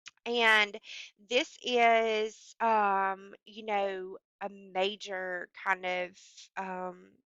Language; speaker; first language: English; native; English